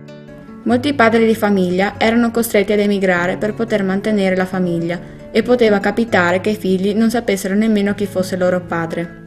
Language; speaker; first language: Italian; native; Italian